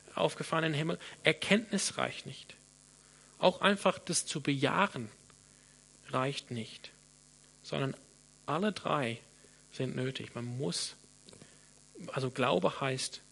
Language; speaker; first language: German; non-native, fluent; English